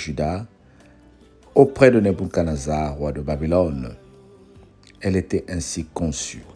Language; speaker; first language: French; non-native, local second language; Lingala